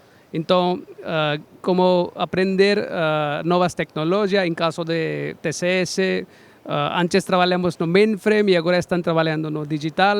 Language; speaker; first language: Portuguese; non-native, learner; Hindi